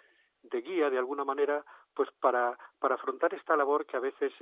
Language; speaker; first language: Spanish; native; Spanish